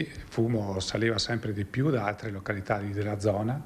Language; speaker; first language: Italian; native; Italian